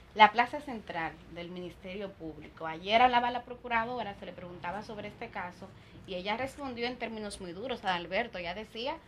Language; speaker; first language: Spanish; native; Spanish